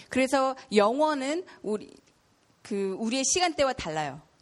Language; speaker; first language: Korean; native; Korean